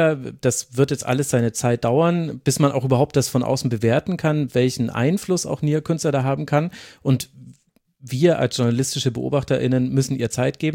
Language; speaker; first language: German; native; German